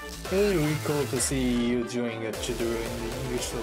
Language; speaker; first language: English; non-native, fluent; Japanese